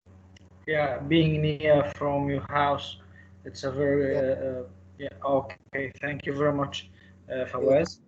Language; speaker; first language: English; non-native, fluent; Arabic